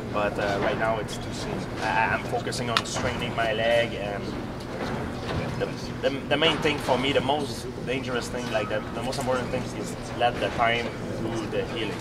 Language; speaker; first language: English; non-native, fluent; French